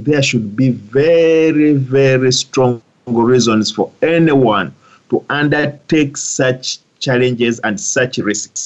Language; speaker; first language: English; non-native, local second language; Ganda